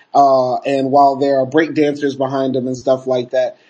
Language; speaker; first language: English; native; English